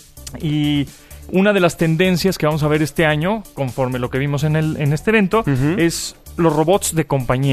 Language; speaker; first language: Spanish; native; Spanish